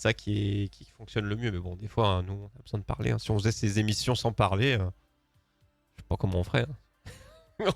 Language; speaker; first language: French; native; French